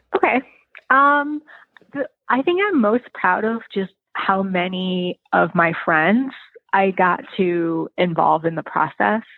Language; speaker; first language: English; native; English